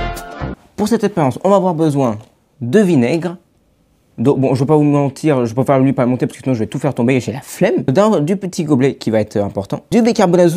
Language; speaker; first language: French; native; French